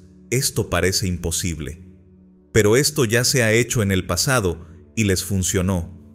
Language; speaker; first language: Spanish; native; Spanish